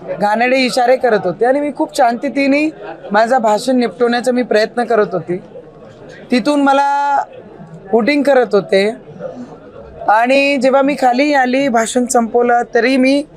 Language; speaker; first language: Marathi; non-native, local second language; Punjabi